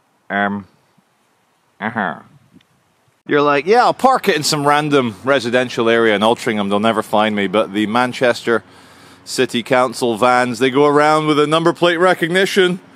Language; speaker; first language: English; native; English